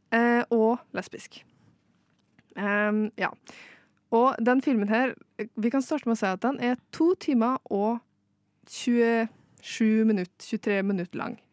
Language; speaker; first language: Norwegian; native; Norwegian